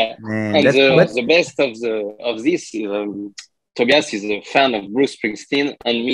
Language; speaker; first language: English; non-native, learner; French